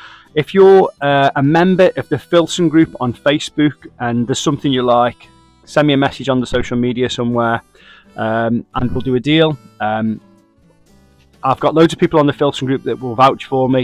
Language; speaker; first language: English; native; English